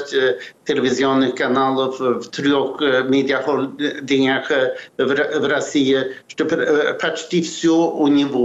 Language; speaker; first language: Russian; non-native, fluent; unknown